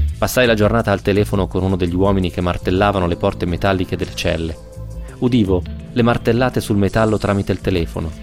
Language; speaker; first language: Italian; native; Italian